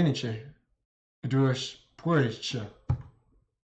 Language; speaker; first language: Russian; non-native, learner; English